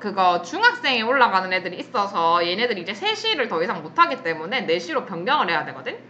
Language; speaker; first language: Korean; native; Korean